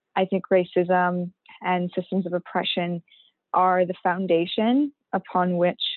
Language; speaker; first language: English; native; English